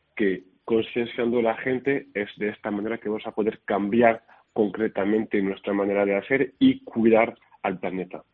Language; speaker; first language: Spanish; non-native, fluent; French